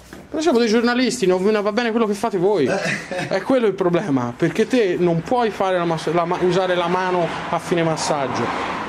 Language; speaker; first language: Italian; native; Italian